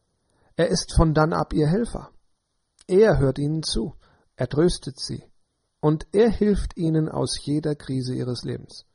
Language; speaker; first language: German; native; German